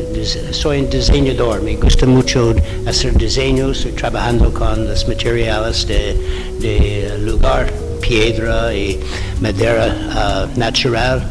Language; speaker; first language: Spanish; non-native, learner; English